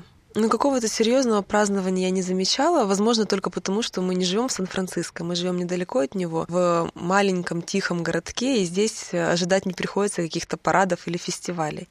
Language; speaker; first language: Russian; native; Russian